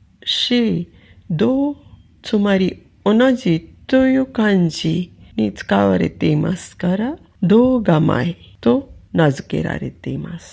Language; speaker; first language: Japanese; non-native, fluent; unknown